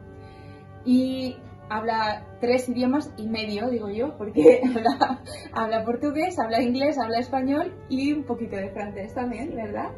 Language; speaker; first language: Spanish; native; Spanish